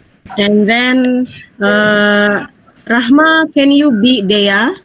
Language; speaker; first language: English; non-native, fluent; Indonesian